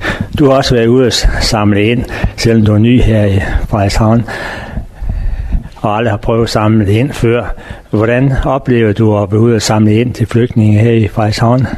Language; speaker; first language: Danish; native; Danish